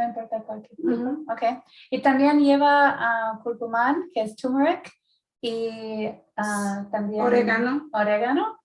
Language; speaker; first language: Spanish; early bilingual, heritage; Spanish